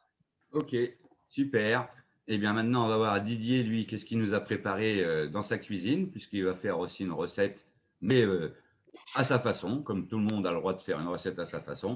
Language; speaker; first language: French; native; French